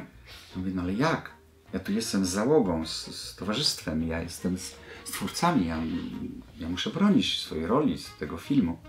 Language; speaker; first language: Polish; native; Polish